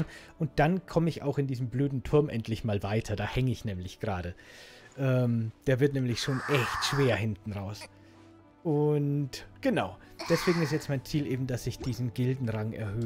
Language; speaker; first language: German; native; German